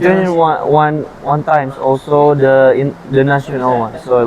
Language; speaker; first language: English; non-native, learner; Indonesian